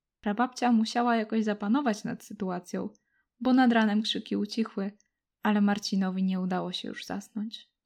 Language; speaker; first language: Polish; native; Polish